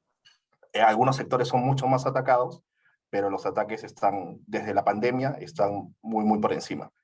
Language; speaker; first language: Spanish; native; Spanish